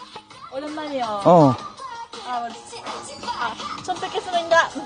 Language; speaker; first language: Korean; non-native, learner; Japanese